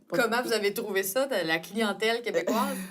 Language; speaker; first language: French; native; French